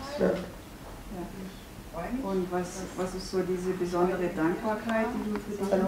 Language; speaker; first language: German; native; German